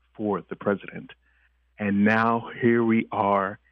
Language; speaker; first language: English; early bilingual, other home language; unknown